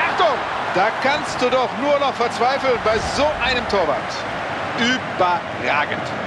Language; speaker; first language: German; native; German